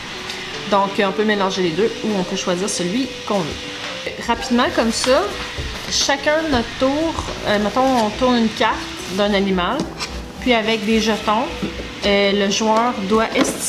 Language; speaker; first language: French; native; French